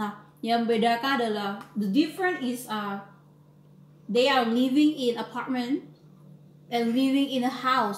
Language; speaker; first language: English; non-native, learner; Indonesian